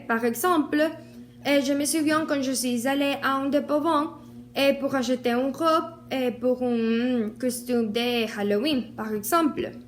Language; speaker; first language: French; non-native, learner; Spanish